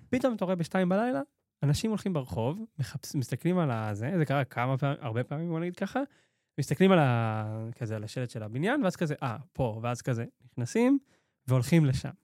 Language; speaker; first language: Hebrew; native; Hebrew